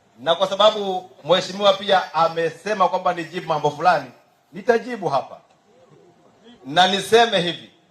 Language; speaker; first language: Swahili; native; Swahili